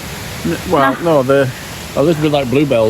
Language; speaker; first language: English; native; English